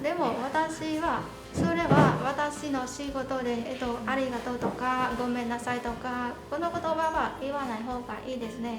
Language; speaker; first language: Japanese; non-native, learner; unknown